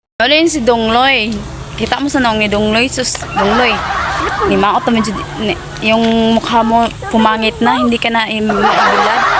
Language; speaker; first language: Filipino; non-native, local second language; Cebuano